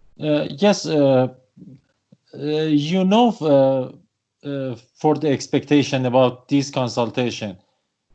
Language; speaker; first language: English; non-native, learner; Persian